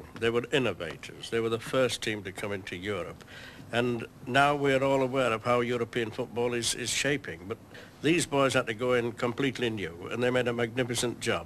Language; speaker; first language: English; native; English